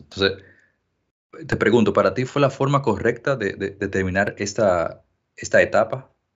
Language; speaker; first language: Spanish; native; Spanish